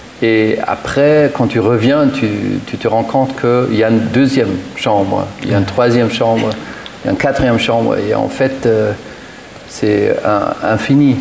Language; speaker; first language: French; non-native, fluent; German